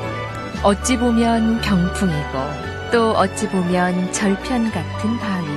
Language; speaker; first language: Korean; native; Korean